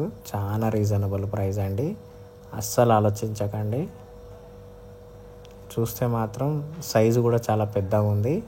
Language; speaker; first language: Telugu; native; Telugu